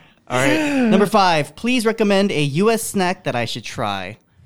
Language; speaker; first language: English; early bilingual, other home language; Korean